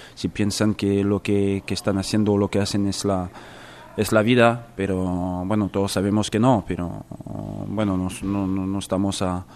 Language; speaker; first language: Spanish; non-native, fluent; French